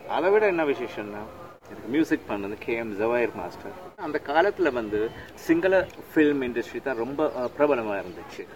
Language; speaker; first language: Tamil; native; Tamil